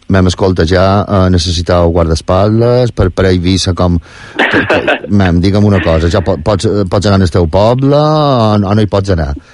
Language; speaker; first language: Catalan; native; Catalan